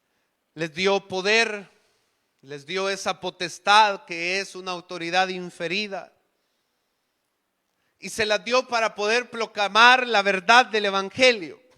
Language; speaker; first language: Spanish; native; Spanish